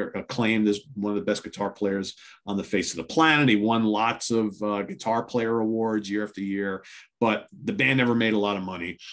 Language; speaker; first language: English; native; English